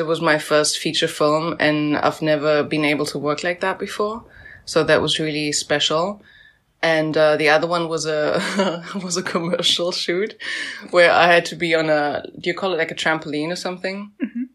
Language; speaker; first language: English; native; English